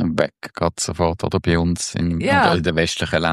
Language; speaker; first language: German; native; German